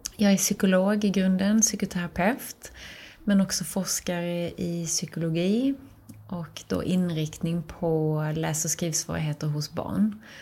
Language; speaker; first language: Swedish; native; Swedish